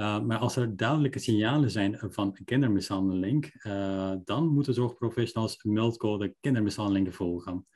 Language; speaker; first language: Dutch; early bilingual, other home language; Persian